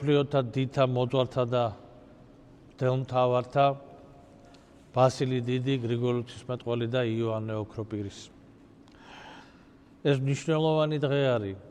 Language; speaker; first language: Georgian; native; Georgian